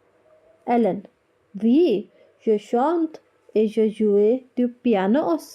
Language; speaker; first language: French; non-native, learner; Hindi